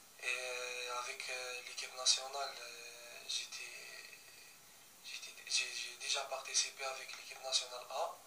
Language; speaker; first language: French; non-native, local second language; Arabic